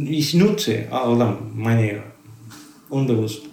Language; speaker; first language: German; non-native, fluent; Spanish